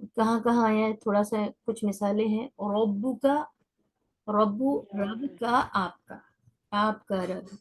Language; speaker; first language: Urdu; native; Urdu